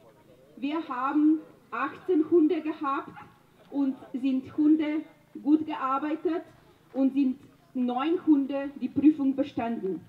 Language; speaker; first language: German; non-native, learner; Slovenian